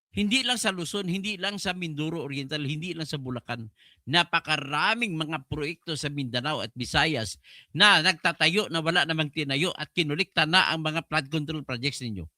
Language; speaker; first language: Filipino; non-native, local second language; Cebuano